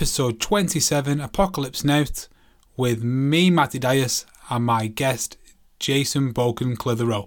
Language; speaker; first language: English; native; English